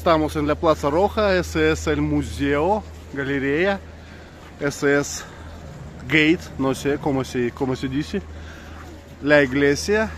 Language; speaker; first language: Spanish; non-native, learner; Russian